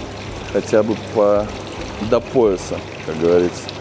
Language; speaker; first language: Russian; native; Russian